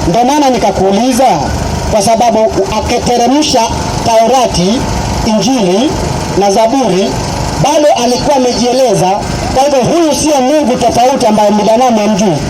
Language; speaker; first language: Swahili; non-native, local second language; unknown